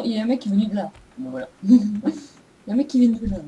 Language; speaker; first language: French; native; French